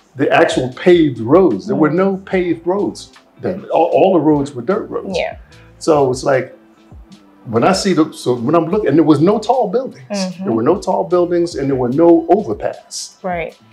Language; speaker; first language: English; native; English